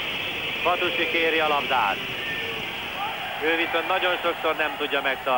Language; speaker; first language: Hungarian; native; Hungarian